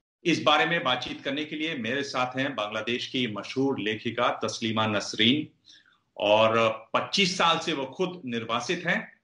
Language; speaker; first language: Hindi; native; Hindi